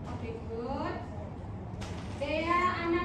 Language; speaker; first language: English; non-native, learner; Indonesian